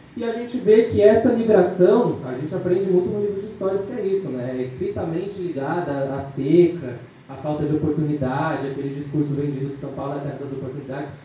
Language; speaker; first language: Portuguese; native; Portuguese